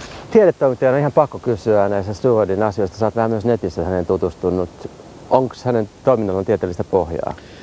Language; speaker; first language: Finnish; native; Finnish